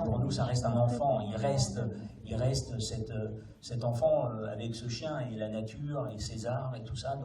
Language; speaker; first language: French; native; French